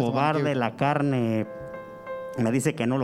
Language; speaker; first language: Spanish; native; Spanish